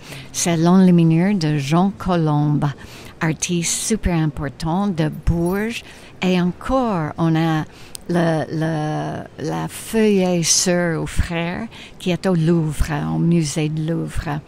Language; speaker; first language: French; non-native, fluent; English